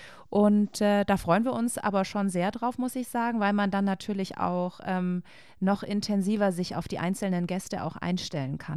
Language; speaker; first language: German; native; German